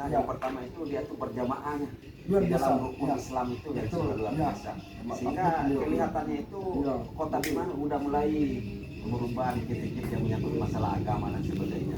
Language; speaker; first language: Indonesian; non-native, local second language; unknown